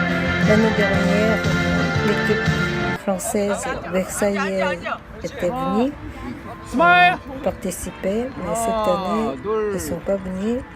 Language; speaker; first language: French; non-native, fluent; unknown